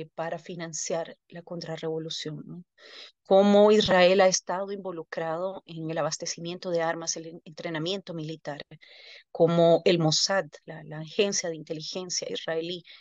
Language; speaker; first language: Spanish; native; Spanish